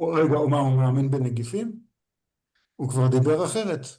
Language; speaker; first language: Hebrew; native; Hebrew